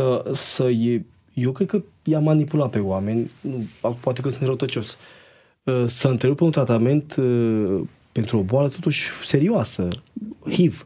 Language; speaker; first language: Romanian; native; Romanian